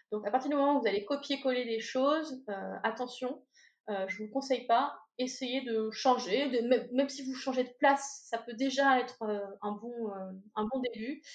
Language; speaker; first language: French; native; French